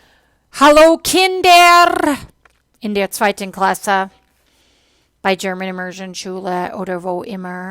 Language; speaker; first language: German; non-native, fluent; English